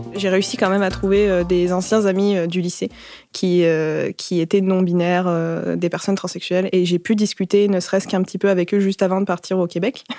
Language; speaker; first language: French; native; French